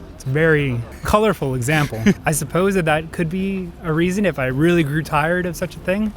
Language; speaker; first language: English; native; English